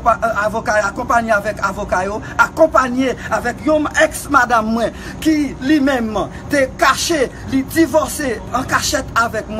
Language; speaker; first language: French; non-native, learner; Haitian Creole